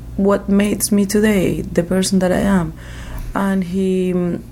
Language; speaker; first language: English; non-native, fluent; Spanish